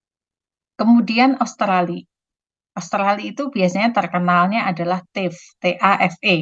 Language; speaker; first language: Indonesian; native; Indonesian